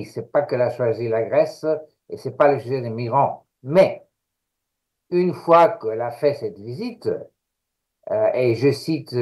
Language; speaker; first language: French; non-native, fluent; Greek